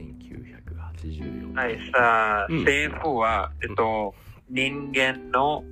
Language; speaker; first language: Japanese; non-native, learner; English